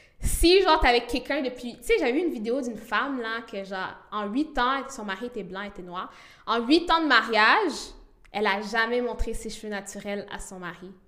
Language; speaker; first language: French; early bilingual, other home language; Rundi